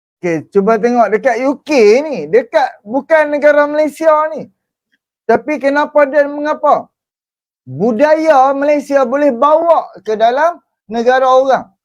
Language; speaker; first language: Malay; native; Malay